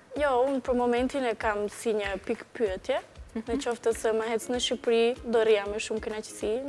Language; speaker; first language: Albanian; early bilingual, heritage; Albanian